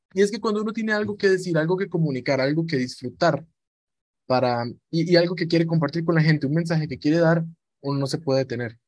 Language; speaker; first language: Spanish; native; Spanish